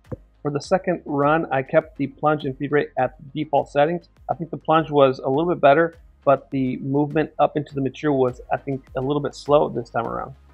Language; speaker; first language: English; native; English